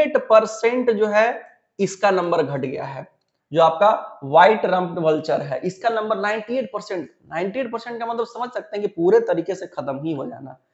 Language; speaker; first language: Hindi; native; Hindi